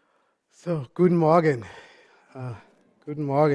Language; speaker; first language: German; non-native, fluent; English